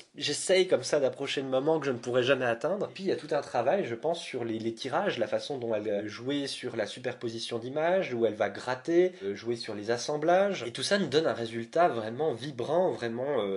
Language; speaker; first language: French; native; French